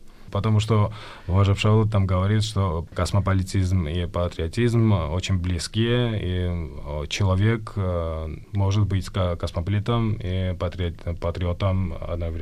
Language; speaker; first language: Russian; non-native, fluent; Georgian